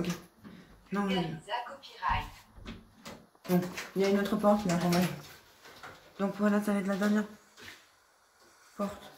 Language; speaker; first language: French; native; French